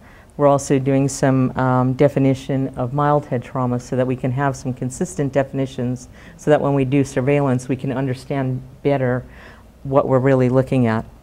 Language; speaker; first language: English; native; English